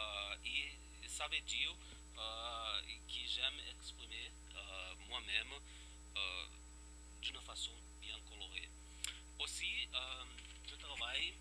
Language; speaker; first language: French; non-native, fluent; Portuguese